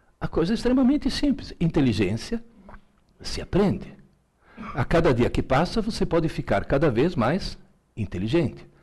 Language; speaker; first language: Portuguese; early bilingual, other home language; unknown